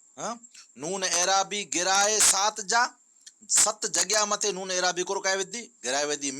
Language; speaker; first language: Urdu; non-native, local second language; Sindhi